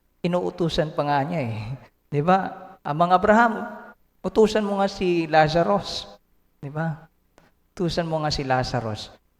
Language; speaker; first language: Filipino; non-native, local second language; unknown